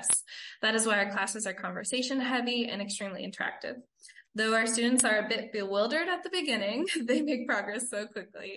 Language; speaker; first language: English; native; English